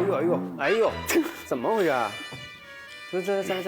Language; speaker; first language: Chinese; native; Chinese